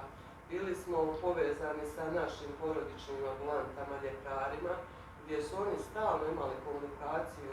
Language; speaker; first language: Bosnian; native; Bosnian